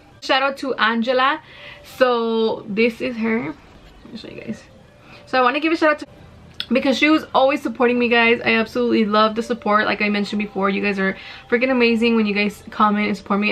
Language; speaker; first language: English; early bilingual, other home language; Spanish